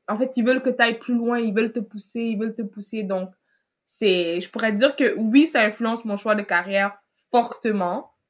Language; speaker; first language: French; early bilingual, other home language; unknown